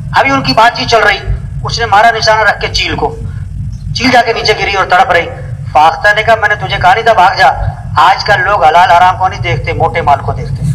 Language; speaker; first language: Urdu; non-native, local second language; Pashto